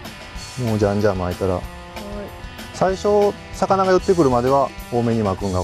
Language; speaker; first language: Japanese; native; Japanese